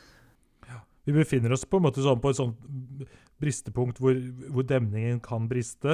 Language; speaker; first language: Norwegian; native; Norwegian